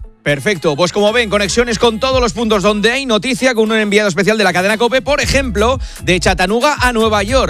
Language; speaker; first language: Spanish; native; Spanish